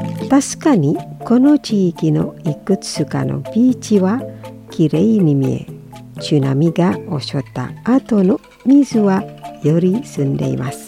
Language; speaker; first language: Japanese; non-native, fluent; Indonesian